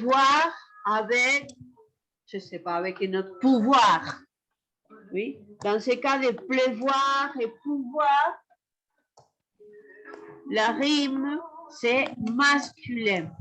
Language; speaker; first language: French; non-native, fluent; Spanish